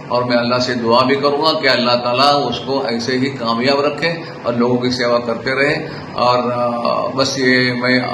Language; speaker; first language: Urdu; non-native, local second language; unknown